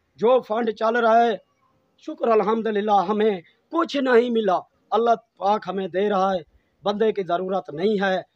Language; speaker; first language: Urdu; non-native, local second language; Saraiki